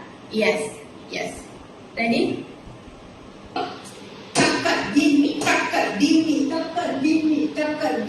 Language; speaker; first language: Tamil; native; Tamil